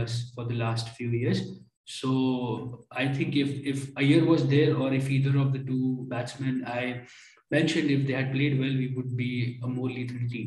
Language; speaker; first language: English; non-native, local second language; Hindi